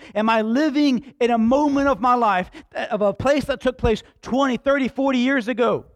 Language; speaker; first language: English; native; English